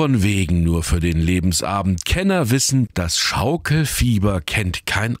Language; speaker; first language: German; native; German